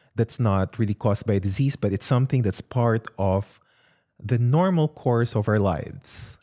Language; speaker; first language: English; non-native, local second language; Filipino